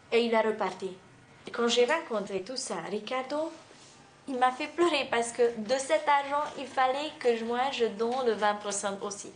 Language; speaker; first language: French; non-native, fluent; Russian